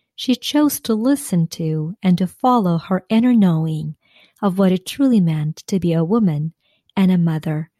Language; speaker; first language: English; non-native, fluent; Ukrainian